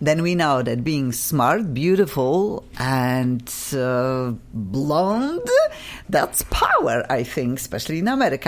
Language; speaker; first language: English; non-native, fluent; Polish